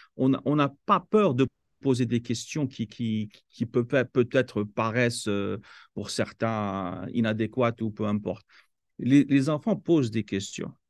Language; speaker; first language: French; non-native, local second language; Kabyle